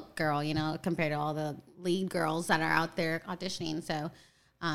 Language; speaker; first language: English; native; English